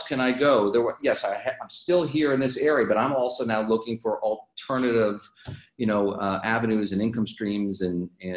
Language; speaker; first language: English; native; English